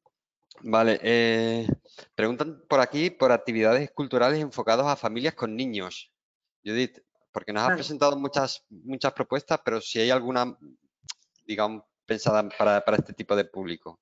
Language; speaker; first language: Spanish; native; Spanish